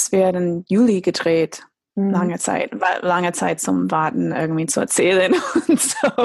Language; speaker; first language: German; non-native, fluent; English